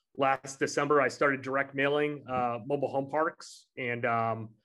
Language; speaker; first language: English; native; English